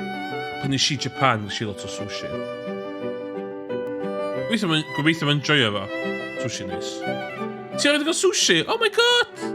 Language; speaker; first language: Welsh; native; Welsh